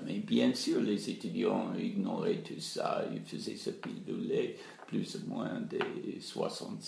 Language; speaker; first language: French; non-native, fluent; English